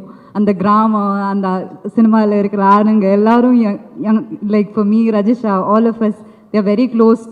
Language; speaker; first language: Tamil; non-native, learner; Malayalam